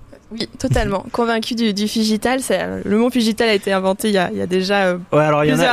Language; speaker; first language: French; native; French